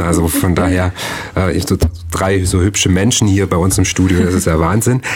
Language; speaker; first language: German; native; German